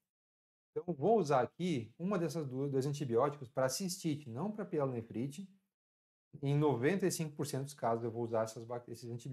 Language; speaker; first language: Portuguese; native; Portuguese